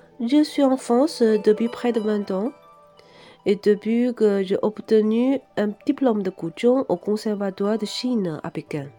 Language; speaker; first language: French; non-native, fluent; Chinese